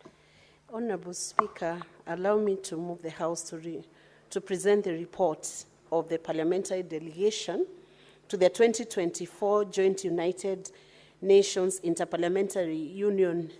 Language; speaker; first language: English; non-native, local second language; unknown